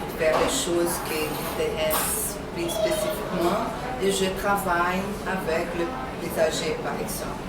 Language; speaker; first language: French; non-native, fluent; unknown